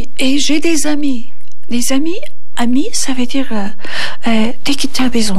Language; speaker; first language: French; non-native, fluent; Turkish